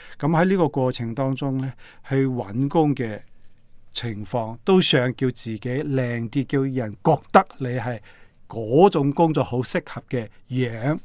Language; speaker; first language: Cantonese; non-native, fluent; Korean